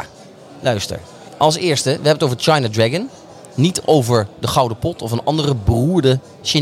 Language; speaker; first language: Dutch; native; Dutch